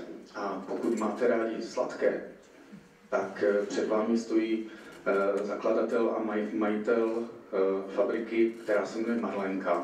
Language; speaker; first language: Czech; native; Czech